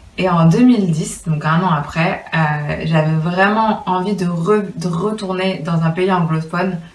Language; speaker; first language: French; native; French